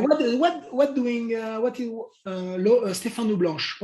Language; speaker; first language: English; non-native, learner; French